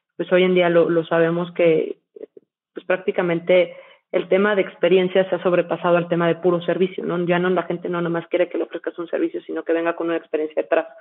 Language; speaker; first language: Spanish; native; Spanish